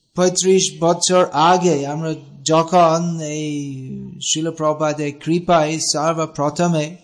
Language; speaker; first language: Bangla; non-native, fluent; English